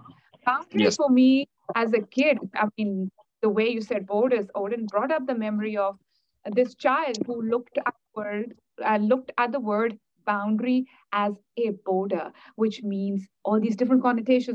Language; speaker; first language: English; non-native, local second language; Urdu